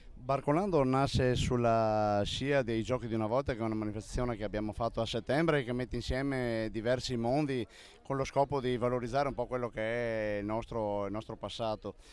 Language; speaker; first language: Italian; native; Italian